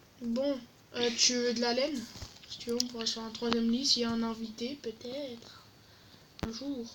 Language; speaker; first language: French; native; French